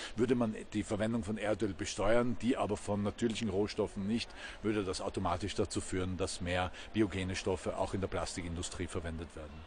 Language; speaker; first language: German; native; German